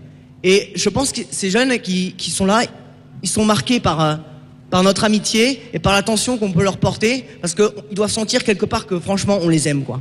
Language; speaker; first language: French; native; French